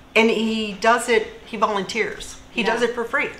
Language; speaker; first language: English; native; English